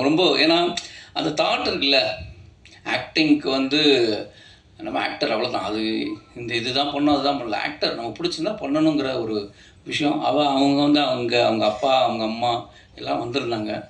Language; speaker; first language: Tamil; native; Tamil